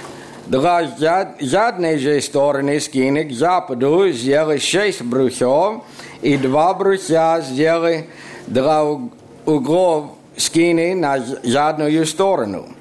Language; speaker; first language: Russian; non-native, fluent; English